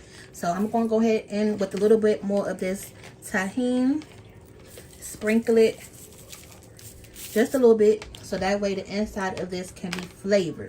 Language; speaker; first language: English; native; English